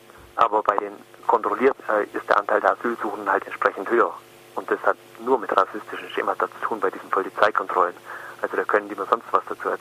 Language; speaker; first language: German; native; German